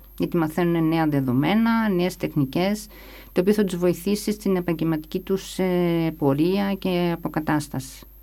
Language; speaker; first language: Greek; early bilingual, other home language; English